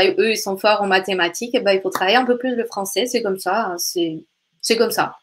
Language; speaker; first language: French; native; French